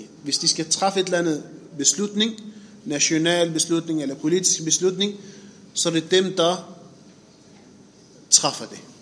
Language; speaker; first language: Danish; non-native, fluent; Arabic